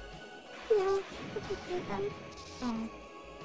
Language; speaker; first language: German; early bilingual, other home language; Japanese